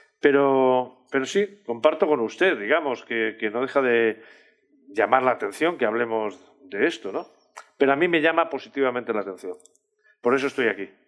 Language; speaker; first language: Spanish; native; Spanish